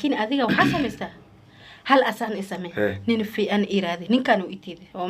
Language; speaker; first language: Somali; non-native, learner; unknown